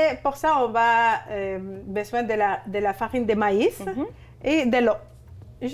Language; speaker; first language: French; non-native, fluent; Spanish